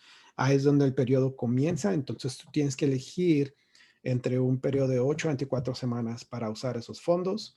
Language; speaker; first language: Spanish; native; Spanish